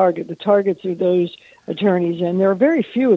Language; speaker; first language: English; native; English